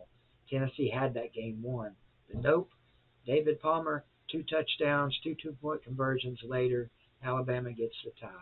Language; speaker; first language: English; native; English